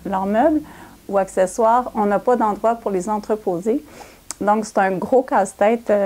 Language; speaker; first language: French; native; French